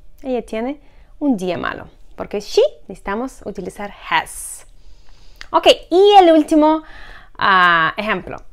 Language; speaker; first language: Spanish; non-native, fluent; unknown